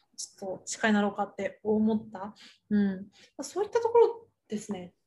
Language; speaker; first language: Japanese; early bilingual, other home language; Chinese